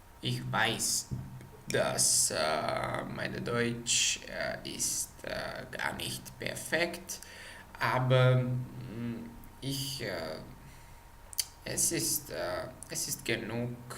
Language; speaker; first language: German; non-native, learner; Czech